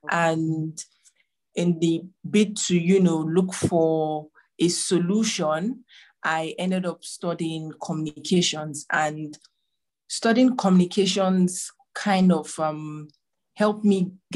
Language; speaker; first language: English; non-native, local second language; Igbo